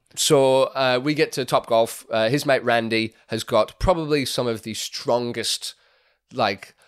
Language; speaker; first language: English; native; English